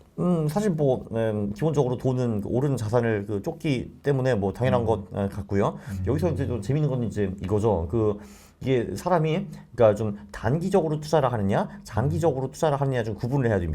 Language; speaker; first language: Korean; native; Korean